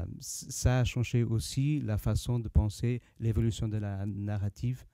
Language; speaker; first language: French; non-native, learner; Portuguese